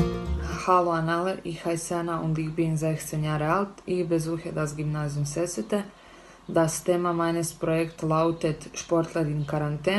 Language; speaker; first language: German; non-native, learner; Croatian